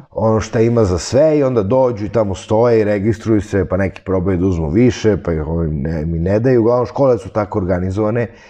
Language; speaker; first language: Serbian; early bilingual, heritage; Serbian